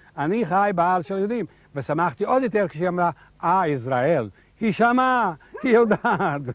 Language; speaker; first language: Hebrew; non-native, fluent; Yiddish